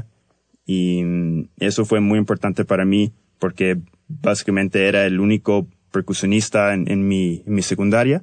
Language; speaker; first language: Spanish; early bilingual, heritage; Spanish